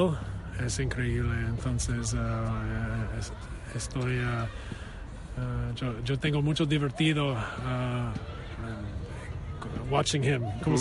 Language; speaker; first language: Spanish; non-native, learner; English